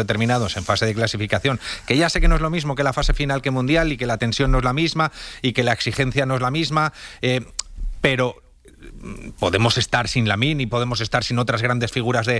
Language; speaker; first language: Spanish; native; Spanish